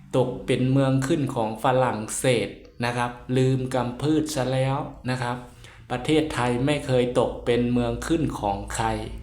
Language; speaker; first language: Thai; native; Thai